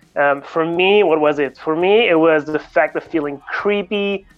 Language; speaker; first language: English; non-native, fluent; French